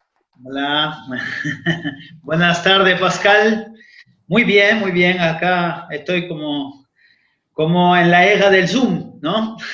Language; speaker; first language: Spanish; non-native, fluent; French